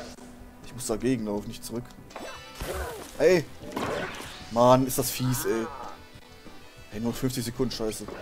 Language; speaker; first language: German; native; German